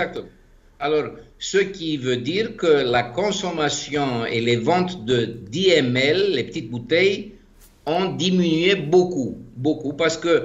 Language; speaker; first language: French; non-native, fluent; Greek